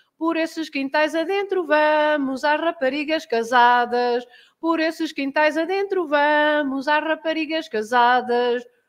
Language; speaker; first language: Portuguese; native; Portuguese